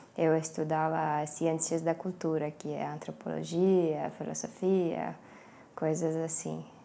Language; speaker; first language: Portuguese; non-native, fluent; Estonian